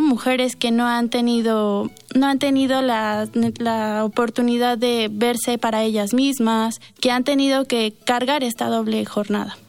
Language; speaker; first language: Spanish; native; Spanish